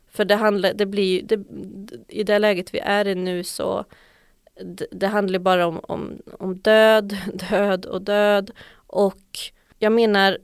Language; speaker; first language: Swedish; native; Swedish